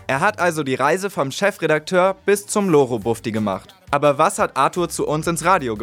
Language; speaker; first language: German; native; German